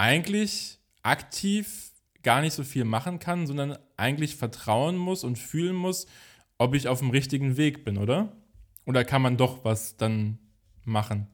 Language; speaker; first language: German; native; German